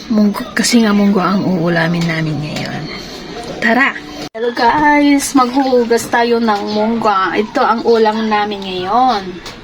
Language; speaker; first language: Filipino; non-native, local second language; Iloko